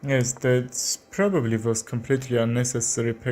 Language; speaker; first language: English; non-native, learner; Armenian